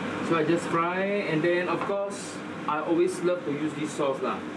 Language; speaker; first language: English; non-native, local second language; Chinese